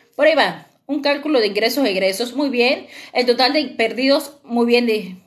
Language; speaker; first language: Spanish; native; Spanish